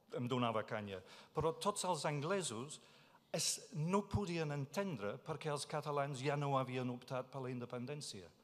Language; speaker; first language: Catalan; non-native, fluent; English